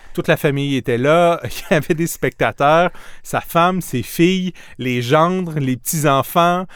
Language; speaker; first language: French; native; French